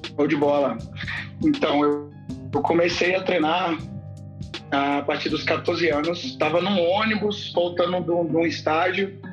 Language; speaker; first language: Portuguese; native; Portuguese